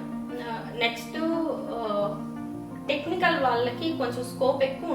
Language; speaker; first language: Telugu; native; Telugu